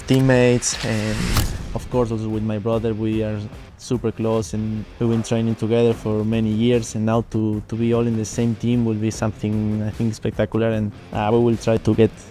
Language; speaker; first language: English; non-native, fluent; Spanish